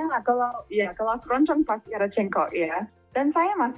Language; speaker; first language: Indonesian; non-native, fluent; English